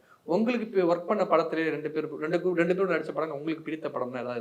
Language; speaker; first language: Tamil; native; Tamil